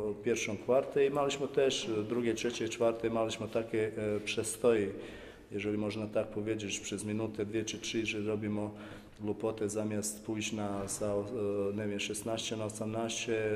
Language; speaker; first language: Polish; non-native, fluent; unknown